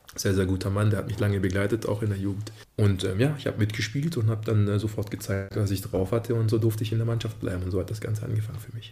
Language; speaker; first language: German; early bilingual, other home language; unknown